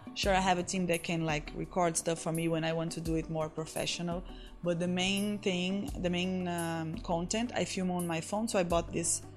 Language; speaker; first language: English; non-native, fluent; Portuguese